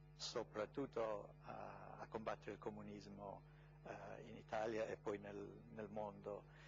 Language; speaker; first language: Italian; non-native, fluent; English